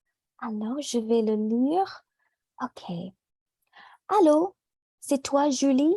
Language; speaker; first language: French; native; French